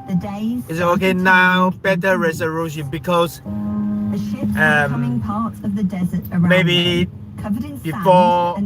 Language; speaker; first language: English; non-native, learner; Chinese